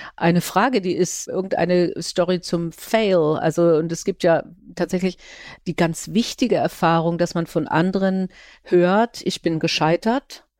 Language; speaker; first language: German; native; German